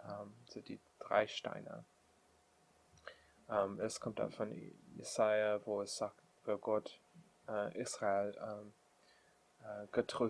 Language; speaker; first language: German; non-native, learner; English